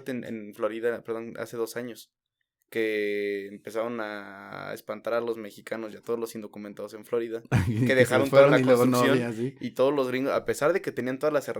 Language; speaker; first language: Spanish; native; Spanish